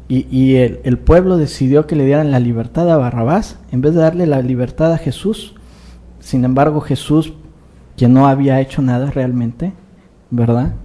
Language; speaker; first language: Spanish; native; Spanish